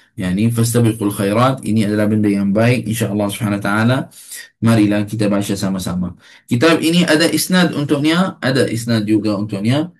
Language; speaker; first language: Malay; native; Malay